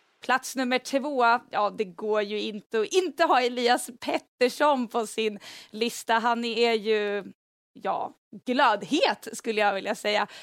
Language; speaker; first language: Swedish; native; Swedish